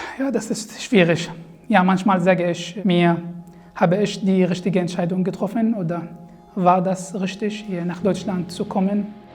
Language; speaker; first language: German; non-native, fluent; Arabic